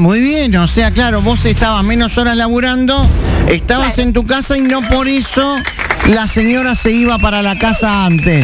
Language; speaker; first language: Spanish; native; Spanish